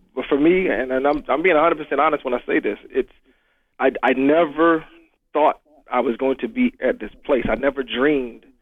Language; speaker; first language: English; native; English